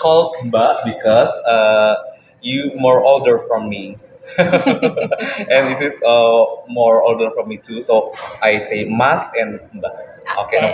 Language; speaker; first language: English; non-native, learner; Indonesian